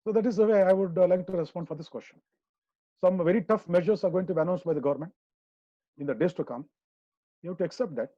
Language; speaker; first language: English; non-native, local second language; Kannada